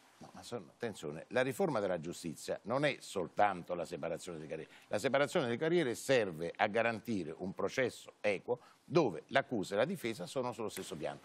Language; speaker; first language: Italian; native; Italian